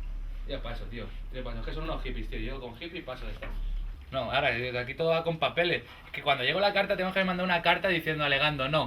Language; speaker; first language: Spanish; native; Spanish